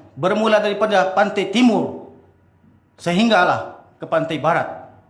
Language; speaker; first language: Malay; native; Malay